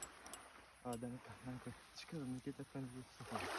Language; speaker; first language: Japanese; native; Japanese